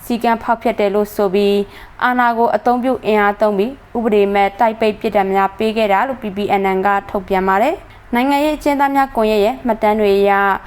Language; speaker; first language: Burmese; native; Burmese